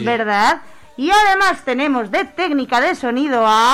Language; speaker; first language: Spanish; native; Spanish